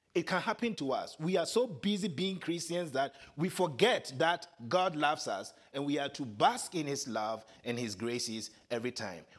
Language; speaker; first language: English; non-native, local second language; Akan